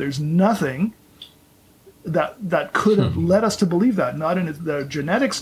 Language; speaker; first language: English; native; English